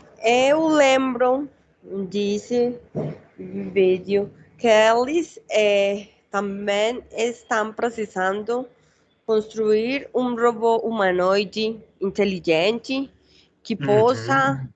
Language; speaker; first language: Portuguese; non-native, learner; Spanish